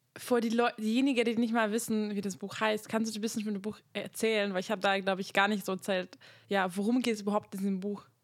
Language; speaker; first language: German; non-native, fluent; Hungarian